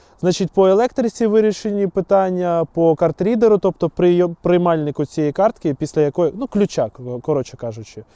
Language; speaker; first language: Ukrainian; non-native, local second language; Russian